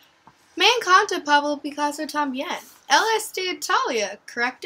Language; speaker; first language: Spanish; non-native, learner; English